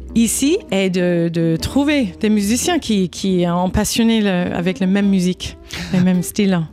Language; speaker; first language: French; non-native, fluent; English